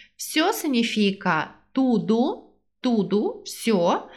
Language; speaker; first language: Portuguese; non-native, fluent; Russian